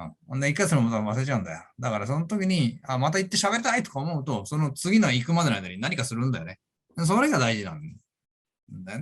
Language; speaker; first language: Japanese; native; Japanese